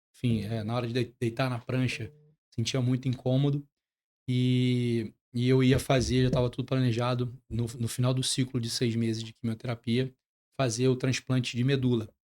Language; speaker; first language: Portuguese; native; Portuguese